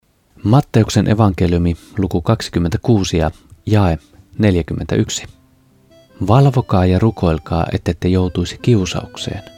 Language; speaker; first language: Finnish; native; Finnish